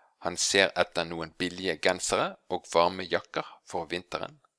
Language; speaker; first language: Norwegian; non-native, fluent; English